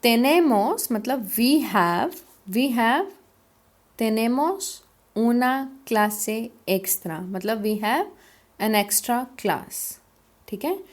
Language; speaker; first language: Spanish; non-native, fluent; Hindi